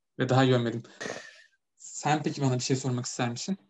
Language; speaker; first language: Turkish; native; Turkish